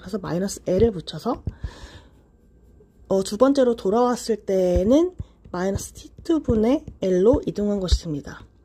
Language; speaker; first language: Korean; native; Korean